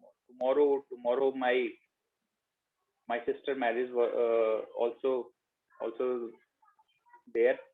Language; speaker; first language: English; non-native, learner; Hindi